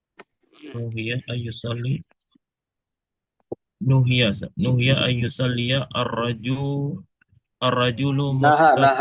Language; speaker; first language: Arabic; non-native, learner; Indonesian